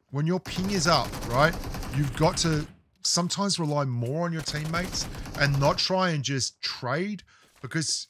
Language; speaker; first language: English; native; English